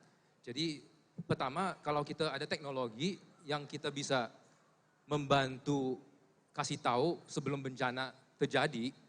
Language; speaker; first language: Indonesian; non-native, fluent; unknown